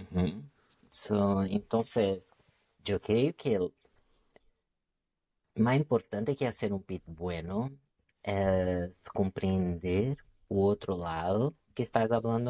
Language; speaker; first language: Spanish; non-native, local second language; Portuguese